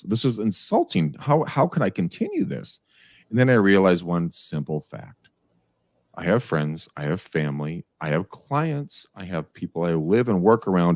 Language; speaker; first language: English; native; English